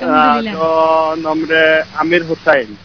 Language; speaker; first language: Spanish; non-native, learner; Bangla